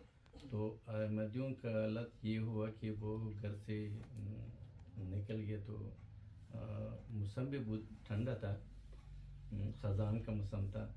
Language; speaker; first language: Hindi; non-native, fluent; Pashto